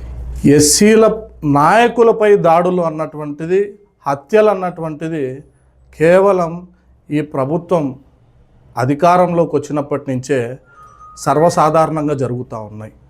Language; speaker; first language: Telugu; native; Telugu